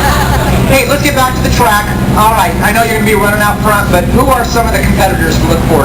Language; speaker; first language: English; native; English